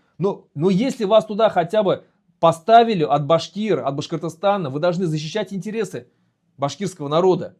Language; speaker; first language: Russian; non-native, local second language; Bashkir